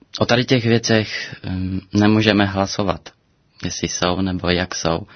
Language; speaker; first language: Czech; non-native, fluent; Romanian